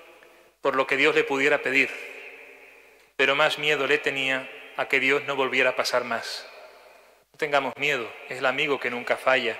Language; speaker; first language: Spanish; native; Spanish